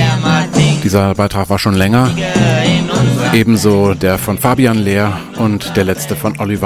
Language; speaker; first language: German; native; German